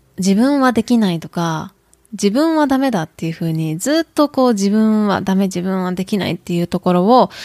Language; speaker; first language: Japanese; native; Japanese